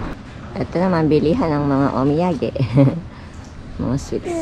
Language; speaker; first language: Filipino; native; Filipino